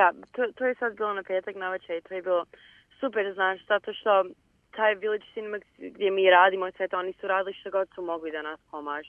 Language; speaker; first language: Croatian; early bilingual, heritage; Bosnian